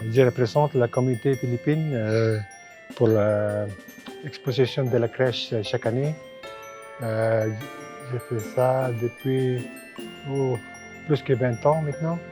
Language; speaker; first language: French; non-native, fluent; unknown